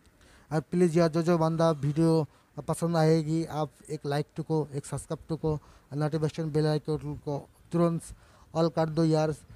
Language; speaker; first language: Hindi; non-native, learner; Bangla